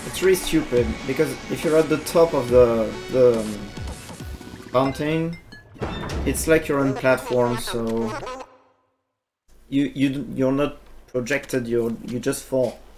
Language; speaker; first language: English; non-native, fluent; French